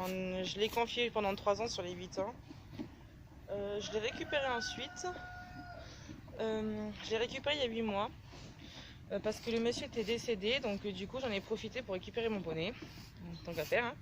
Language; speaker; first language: French; native; French